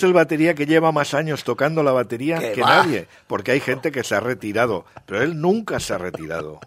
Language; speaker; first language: Spanish; native; Spanish